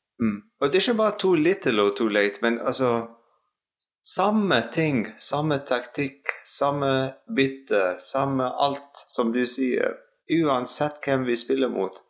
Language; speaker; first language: Norwegian; non-native, fluent; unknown